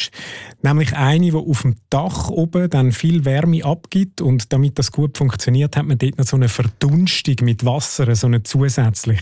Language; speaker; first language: German; native; German